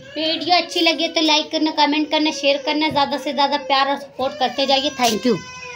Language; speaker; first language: Hindi; native; Hindi